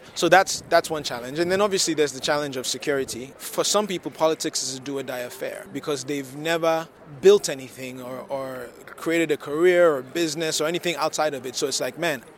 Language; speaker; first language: English; non-native, local second language; Yoruba